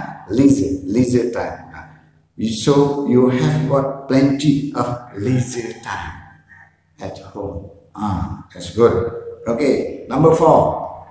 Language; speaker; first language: English; non-native, learner; Indonesian